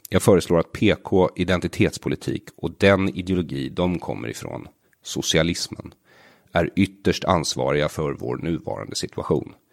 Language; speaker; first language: Swedish; native; Swedish